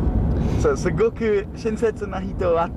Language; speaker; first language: Japanese; non-native, learner; English